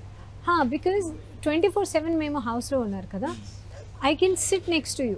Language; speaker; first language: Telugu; non-native, learner; Hindi